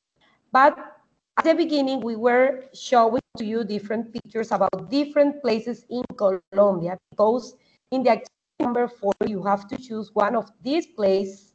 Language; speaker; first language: English; non-native, fluent; Spanish